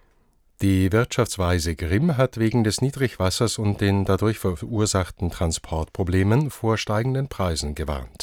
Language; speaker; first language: German; native; German